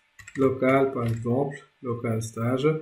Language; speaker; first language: French; non-native, local second language; Arabic